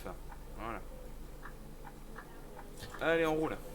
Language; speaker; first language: French; native; French